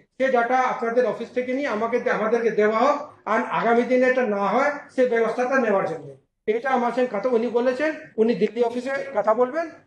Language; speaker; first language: Bangla; native; Bangla